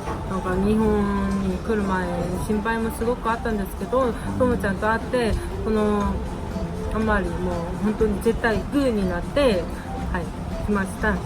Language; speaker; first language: Japanese; non-native, fluent; Korean